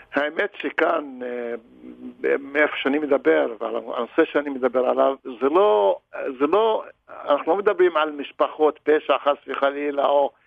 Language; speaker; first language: Hebrew; non-native, local second language; Arabic